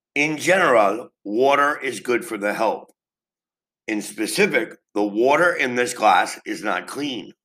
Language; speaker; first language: English; native; English